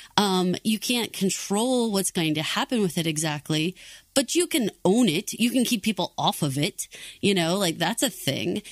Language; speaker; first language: English; native; English